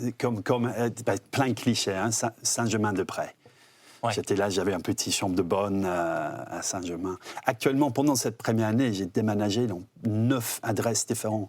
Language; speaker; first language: French; non-native, fluent; English